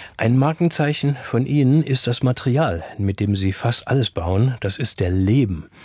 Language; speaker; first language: German; native; German